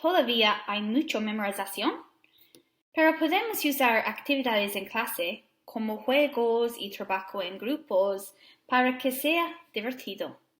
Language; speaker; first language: Spanish; non-native, learner; English